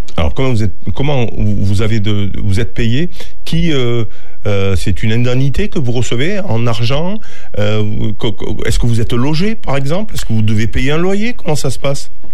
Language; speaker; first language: French; native; French